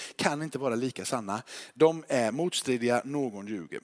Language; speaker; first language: Swedish; native; Swedish